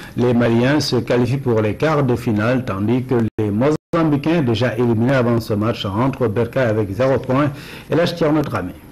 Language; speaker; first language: French; non-native, local second language; Wolof